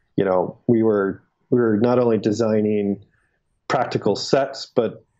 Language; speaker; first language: English; native; English